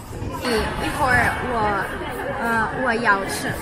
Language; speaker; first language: Chinese; non-native, learner; Russian